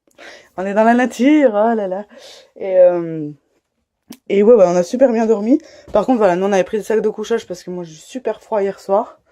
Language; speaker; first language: French; native; French